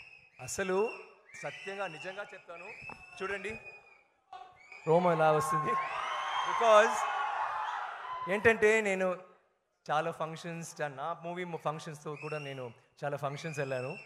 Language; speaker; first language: Telugu; non-native, learner; Tamil